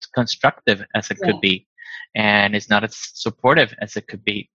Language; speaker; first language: English; non-native, fluent; Spanish